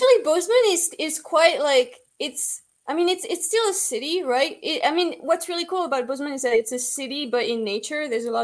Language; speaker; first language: English; non-native, fluent; French